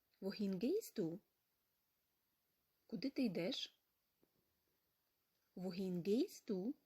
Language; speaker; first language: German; non-native, fluent; Ukrainian